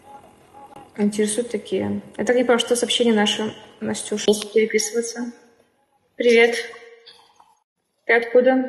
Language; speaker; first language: Russian; native; Russian